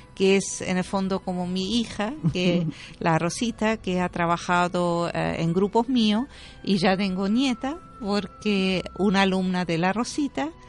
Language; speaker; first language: Spanish; non-native, fluent; German